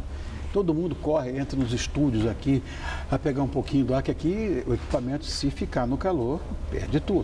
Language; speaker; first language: Portuguese; native; Portuguese